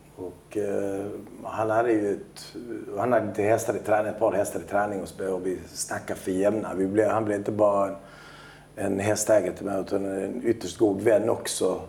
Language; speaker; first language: Swedish; early bilingual, other home language; Albanian